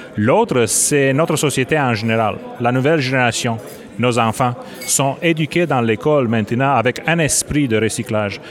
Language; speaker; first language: French; non-native, fluent; Romanian